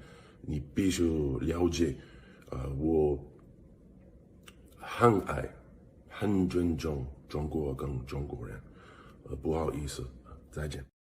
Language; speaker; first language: Chinese; non-native, learner; English